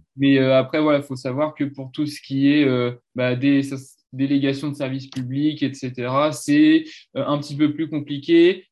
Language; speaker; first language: French; native; French